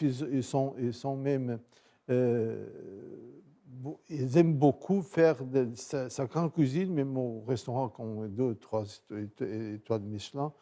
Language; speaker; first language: French; non-native, fluent; Portuguese